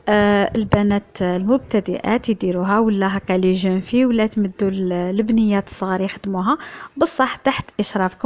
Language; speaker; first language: Arabic; native; Arabic